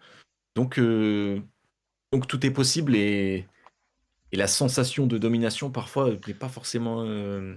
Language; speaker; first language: French; native; French